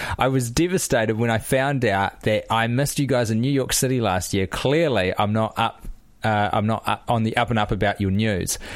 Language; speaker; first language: English; native; English